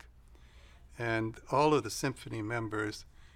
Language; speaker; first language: English; native; English